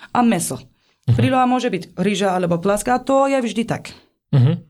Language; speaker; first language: Slovak; non-native, fluent; Persian